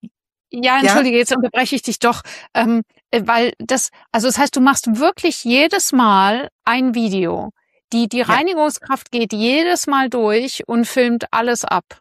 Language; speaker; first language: German; native; German